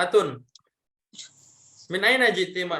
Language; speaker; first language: Arabic; non-native, fluent; Indonesian